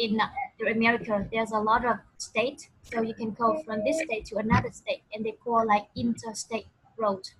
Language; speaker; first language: English; non-native, fluent; Vietnamese